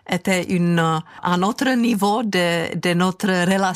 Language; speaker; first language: French; non-native, fluent; Czech